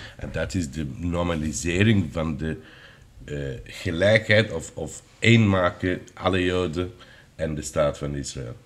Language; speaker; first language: Dutch; non-native, fluent; English